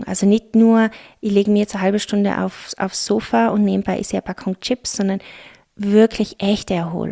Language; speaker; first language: German; native; German